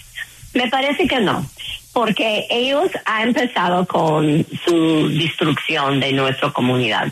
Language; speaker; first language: Spanish; non-native, fluent; English